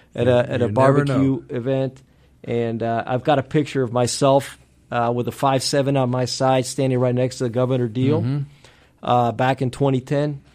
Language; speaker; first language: English; early bilingual, other home language; Spanish